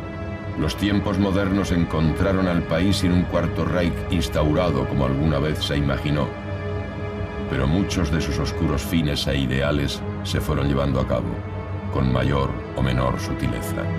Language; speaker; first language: Spanish; native; Spanish